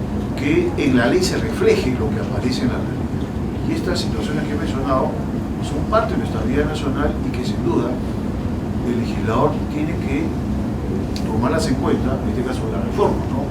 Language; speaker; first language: Spanish; native; Spanish